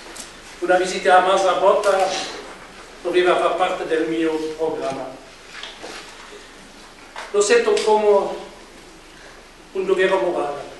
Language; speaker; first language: Italian; non-native, fluent; German